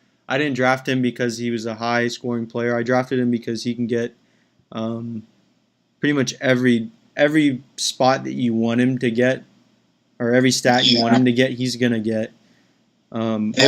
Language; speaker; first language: English; native; English